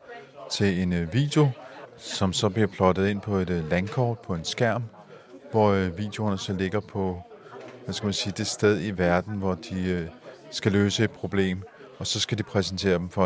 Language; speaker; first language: Danish; native; Danish